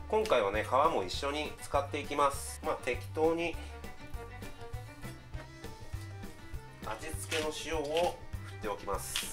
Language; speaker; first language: Japanese; native; Japanese